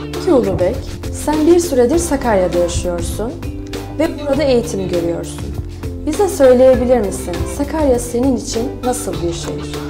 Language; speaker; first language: Turkish; native; Turkish